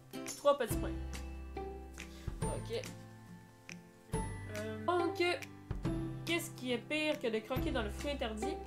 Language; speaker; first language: French; native; French